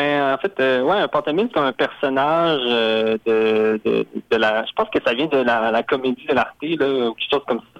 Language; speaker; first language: French; native; French